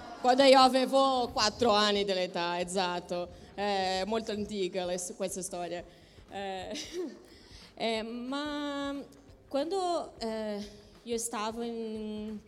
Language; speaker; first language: Italian; non-native, learner; Portuguese